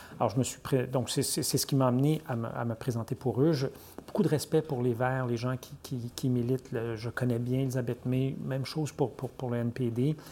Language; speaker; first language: French; native; French